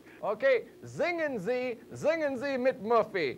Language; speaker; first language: German; non-native, learner; English